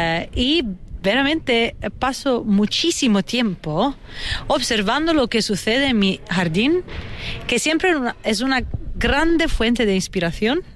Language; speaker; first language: Spanish; non-native, fluent; Italian